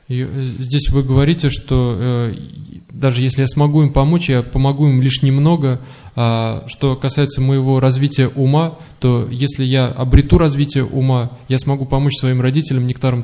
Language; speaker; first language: Russian; native; Russian